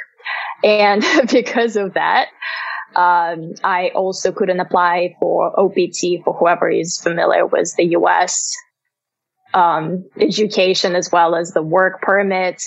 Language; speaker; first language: English; non-native, fluent; Russian